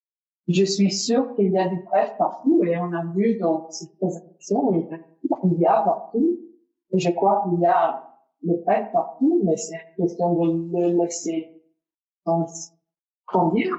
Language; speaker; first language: French; non-native, fluent; English